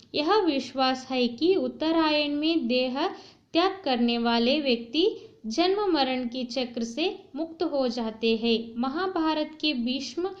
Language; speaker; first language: Hindi; non-native, local second language; Kannada